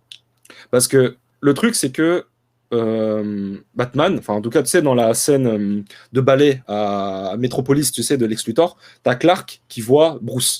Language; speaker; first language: French; native; French